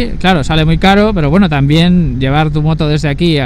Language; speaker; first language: Spanish; native; Spanish